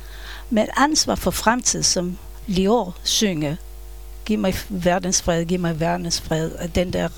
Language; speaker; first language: Danish; non-native, fluent; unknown